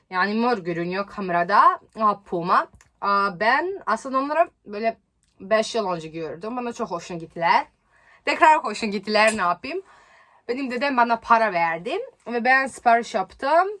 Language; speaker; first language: Turkish; non-native, learner; Serbian